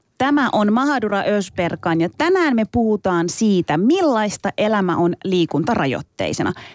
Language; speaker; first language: Finnish; early bilingual, other home language; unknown